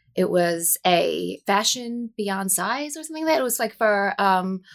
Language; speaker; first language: English; native; English